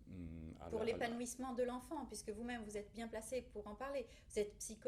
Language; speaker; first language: French; native; French